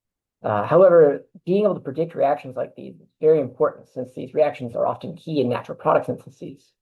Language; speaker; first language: English; native; English